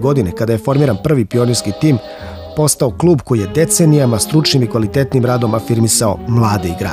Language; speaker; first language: Serbian; native; Serbian